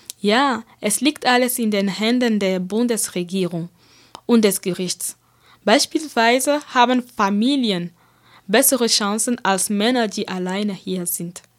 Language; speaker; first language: German; non-native, fluent; Central Kurdish